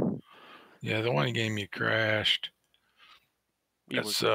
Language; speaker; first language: English; native; English